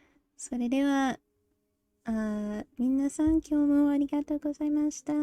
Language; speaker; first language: Japanese; non-native, learner; English